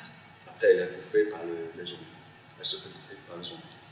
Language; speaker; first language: French; non-native, fluent; Turkish